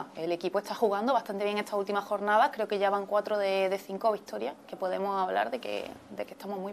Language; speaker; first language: Spanish; native; Spanish